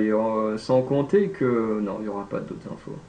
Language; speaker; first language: French; native; French